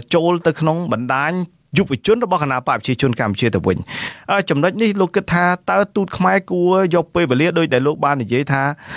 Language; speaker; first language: Khmer; native; Khmer